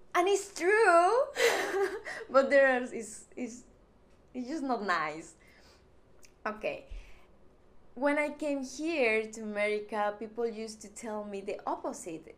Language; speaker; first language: English; non-native, fluent; Spanish